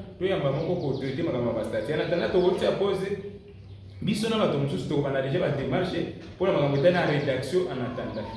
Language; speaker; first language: Lingala; native; Lingala